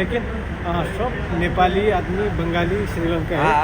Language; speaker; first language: Hindi; non-native, learner; Nepali